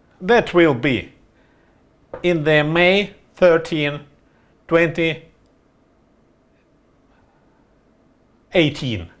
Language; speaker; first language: English; non-native, learner; Russian